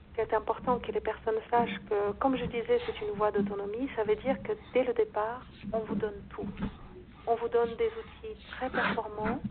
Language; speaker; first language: French; non-native, fluent; Portuguese